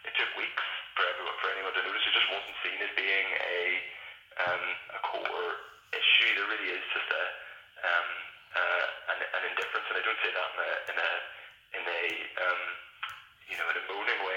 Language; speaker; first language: English; native; English